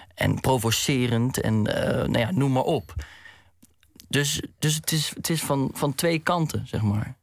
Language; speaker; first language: Dutch; native; Dutch